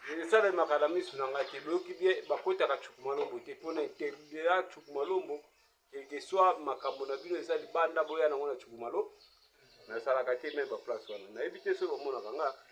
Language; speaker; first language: Lingala; non-native, local second language; Kongo